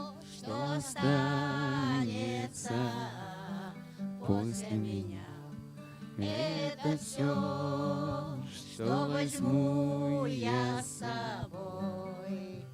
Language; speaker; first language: Russian; native; Russian